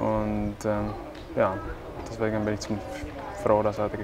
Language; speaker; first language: German; non-native, fluent; Czech